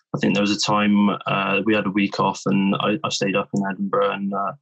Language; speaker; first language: English; native; English